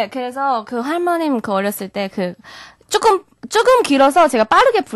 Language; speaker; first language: Korean; non-native, fluent; Chinese